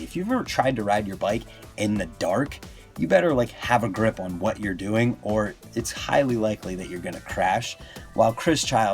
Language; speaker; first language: English; native; English